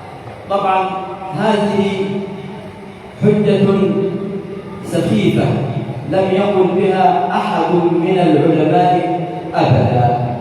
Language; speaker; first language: Arabic; native; Arabic